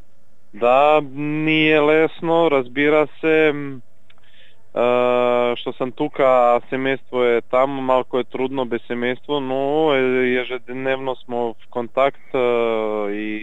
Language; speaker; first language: Bulgarian; non-native, learner; Serbian